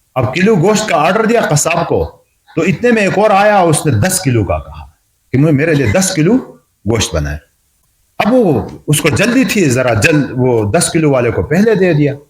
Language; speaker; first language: Urdu; non-native, local second language; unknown